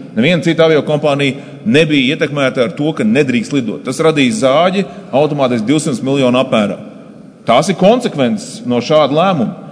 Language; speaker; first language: Latvian; native; Latvian